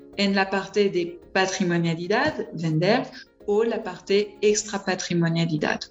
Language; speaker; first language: Spanish; non-native, fluent; French